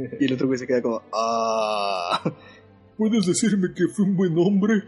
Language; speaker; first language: Spanish; native; Spanish